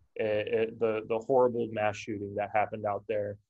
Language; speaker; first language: English; native; English